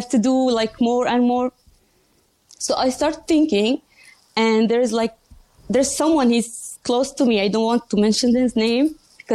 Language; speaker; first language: English; non-native, learner; Arabic